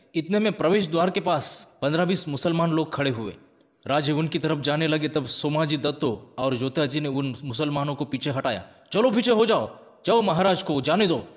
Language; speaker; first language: Hindi; non-native, local second language; Marathi